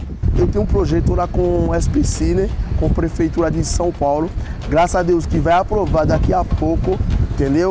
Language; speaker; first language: Portuguese; non-native, fluent; Haitian Creole